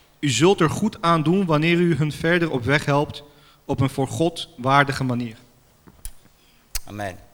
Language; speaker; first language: Dutch; non-native, fluent; Armenian